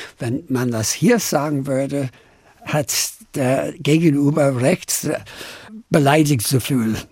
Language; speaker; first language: German; non-native, fluent; English